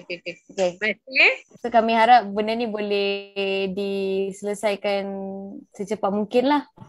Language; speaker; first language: Malay; native; Malay